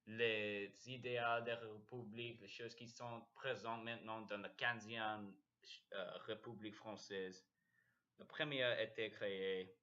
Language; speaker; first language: French; non-native, learner; English